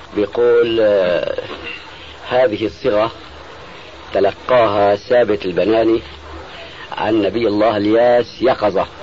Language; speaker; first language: Arabic; native; Arabic